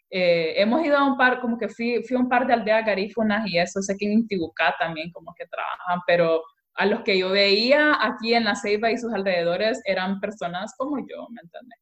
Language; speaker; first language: Spanish; native; Spanish